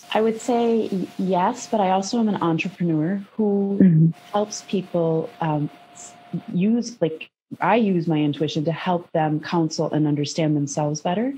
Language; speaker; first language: English; native; English